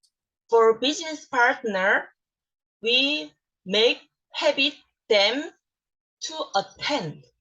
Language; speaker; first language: English; non-native, learner; Korean